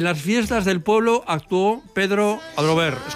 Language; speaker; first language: Spanish; native; Spanish